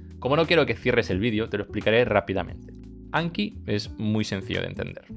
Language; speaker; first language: Spanish; early bilingual, other home language; Bulgarian